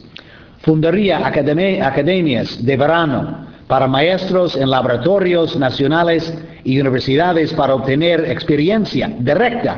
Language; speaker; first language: Spanish; non-native, fluent; English